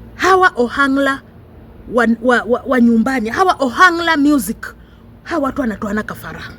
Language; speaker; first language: Swahili; non-native, local second language; Luyia